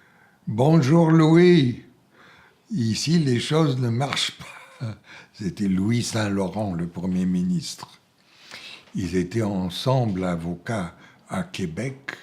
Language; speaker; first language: French; non-native, fluent; Bulgarian